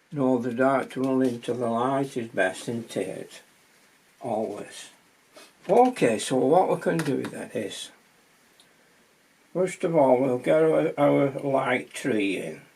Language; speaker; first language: English; native; English